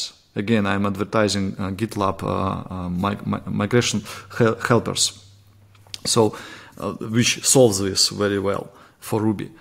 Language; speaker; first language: English; non-native, fluent; Russian